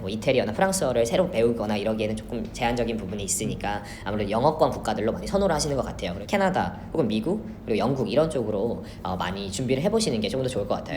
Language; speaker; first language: Korean; early bilingual, heritage; Korean